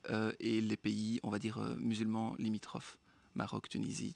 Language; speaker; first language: French; native; French